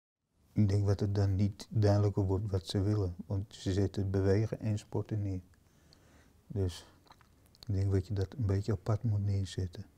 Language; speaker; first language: Dutch; native; Dutch